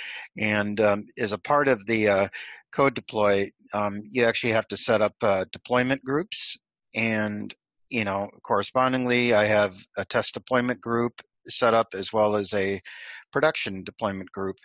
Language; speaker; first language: English; native; English